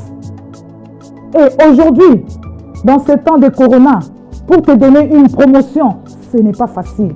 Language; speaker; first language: French; non-native, local second language; Lingala